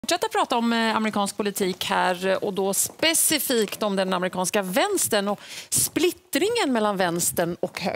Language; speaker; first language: Swedish; native; Swedish